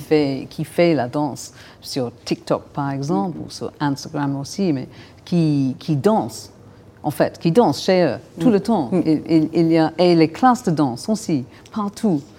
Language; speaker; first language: French; non-native, fluent; English